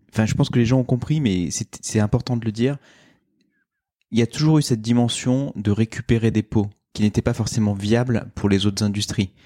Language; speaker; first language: French; native; French